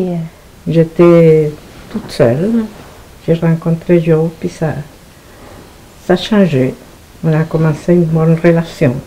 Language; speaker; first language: French; non-native, fluent; Spanish